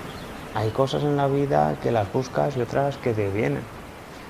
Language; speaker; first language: Spanish; native; Spanish